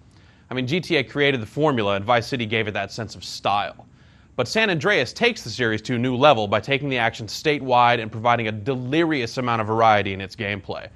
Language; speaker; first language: English; native; English